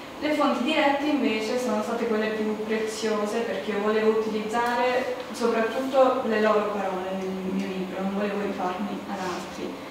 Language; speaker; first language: Italian; early bilingual, other home language; Portuguese